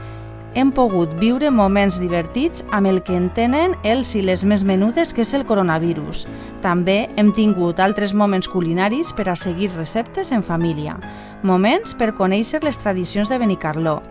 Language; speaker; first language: Catalan; native; Catalan